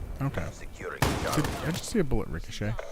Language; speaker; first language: English; native; English